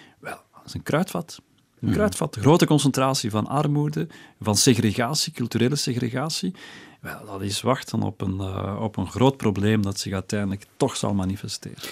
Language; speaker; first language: Dutch; early bilingual, other home language; Berber languages